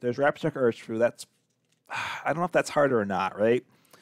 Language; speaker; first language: English; native; English